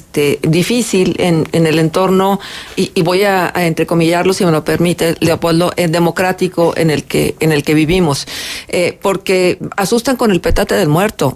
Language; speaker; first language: Spanish; native; Spanish